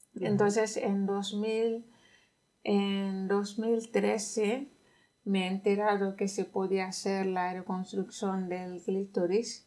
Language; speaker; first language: Spanish; non-native, fluent; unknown